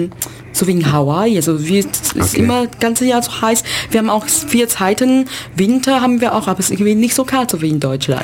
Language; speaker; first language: German; non-native, learner; Chinese